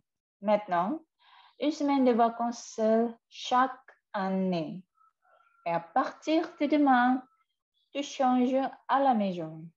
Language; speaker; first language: French; non-native, fluent; Indonesian